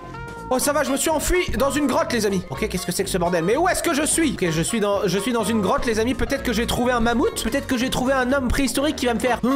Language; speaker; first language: French; native; French